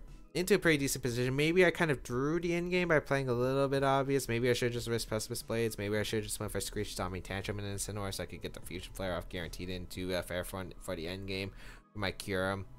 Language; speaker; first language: English; native; English